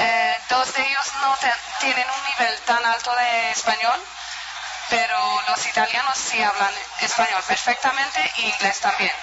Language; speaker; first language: Spanish; non-native, fluent; English